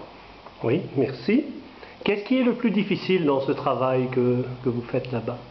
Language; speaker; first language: French; native; French